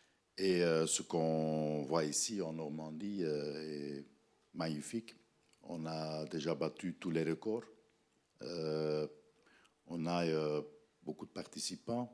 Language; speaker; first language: French; non-native, fluent; Dutch